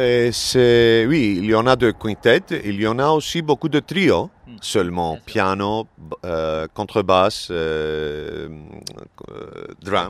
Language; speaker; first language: French; non-native, learner; Greek